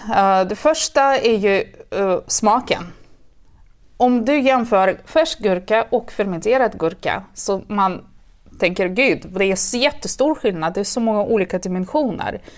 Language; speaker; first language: Swedish; non-native, fluent; Russian